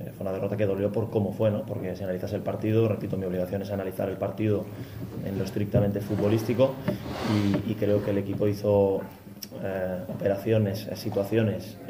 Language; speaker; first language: Spanish; non-native, local second language; Catalan